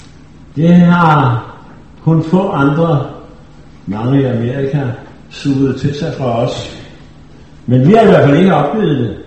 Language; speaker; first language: Danish; native; Danish